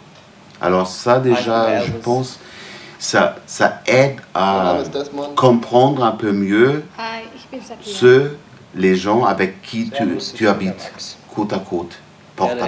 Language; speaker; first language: French; non-native, fluent; German